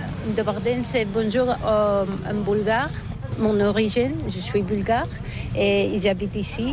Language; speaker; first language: French; non-native, learner; Bulgarian